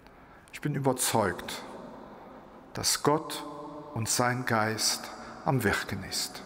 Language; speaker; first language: German; non-native, local second language; Luxembourgish